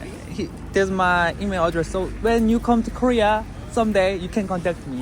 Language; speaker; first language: English; non-native, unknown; Korean